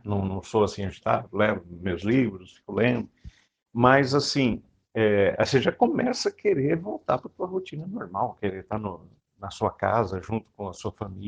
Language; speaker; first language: Portuguese; native; Portuguese